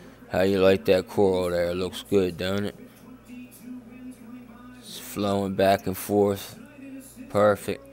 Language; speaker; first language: English; native; English